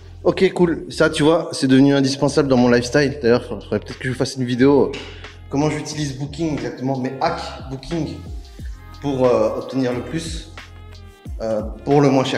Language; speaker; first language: French; native; French